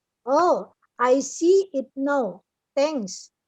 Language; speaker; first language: English; non-native, learner; Indonesian